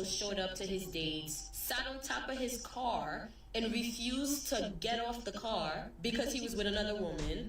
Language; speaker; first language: English; early bilingual, other home language; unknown